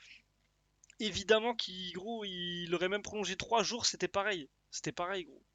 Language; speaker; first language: French; native; French